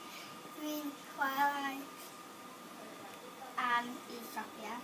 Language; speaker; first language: Welsh; non-native, local second language; English